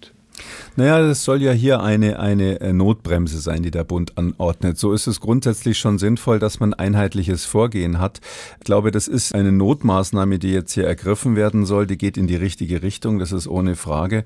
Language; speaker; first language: German; native; German